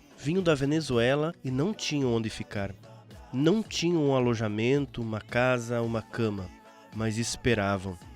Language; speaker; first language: Portuguese; native; Portuguese